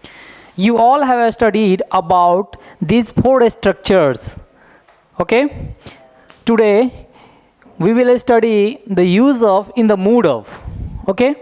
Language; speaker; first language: English; non-native, fluent; Hindi